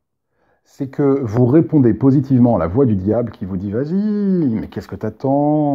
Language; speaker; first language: French; native; French